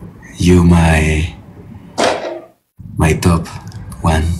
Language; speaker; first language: English; non-native, learner; Spanish